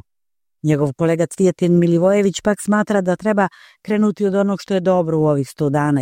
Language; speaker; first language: Croatian; native; Croatian